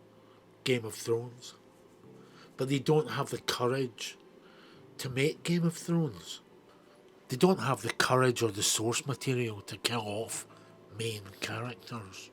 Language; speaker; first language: English; native; English